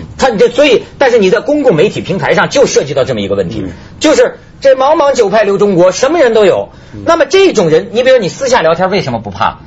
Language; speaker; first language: Chinese; native; Chinese